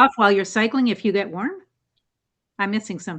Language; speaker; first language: English; native; English